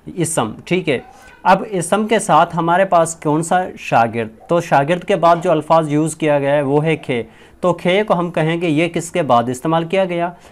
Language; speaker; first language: Urdu; non-native, local second language; Sindhi